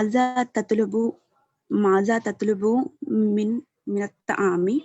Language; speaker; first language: Arabic; non-native, learner; Urdu